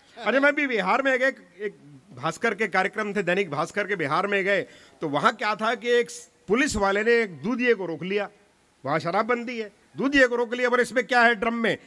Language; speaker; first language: Hindi; non-native, local second language; Punjabi